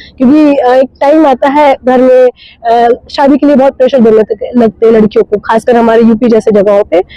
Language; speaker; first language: Hindi; native; Hindi